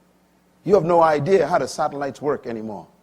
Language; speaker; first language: English; native; English